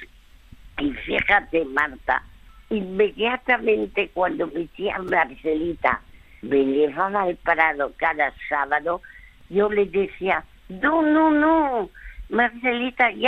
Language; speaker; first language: Spanish; early bilingual, other home language; French